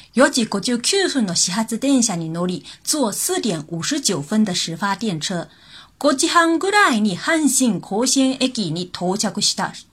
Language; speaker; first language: Japanese; non-native, fluent; Chinese